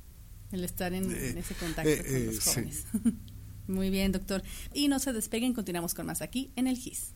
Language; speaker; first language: Spanish; native; Spanish